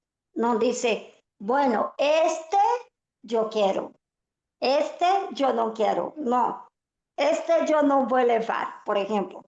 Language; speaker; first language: Spanish; non-native, fluent; Portuguese